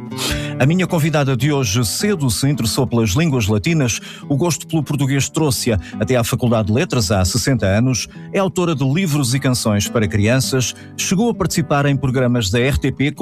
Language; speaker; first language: Portuguese; native; Portuguese